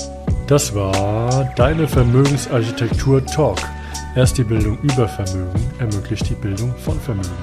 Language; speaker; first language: German; native; German